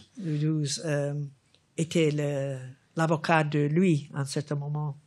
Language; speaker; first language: French; non-native, fluent; English